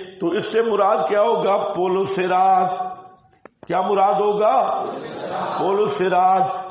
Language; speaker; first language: Urdu; non-native, local second language; Saraiki